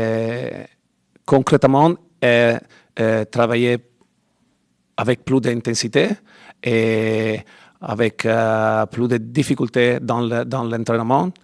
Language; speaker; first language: French; non-native, learner; Italian